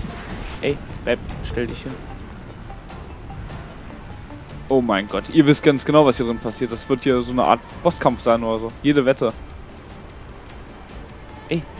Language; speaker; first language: German; native; German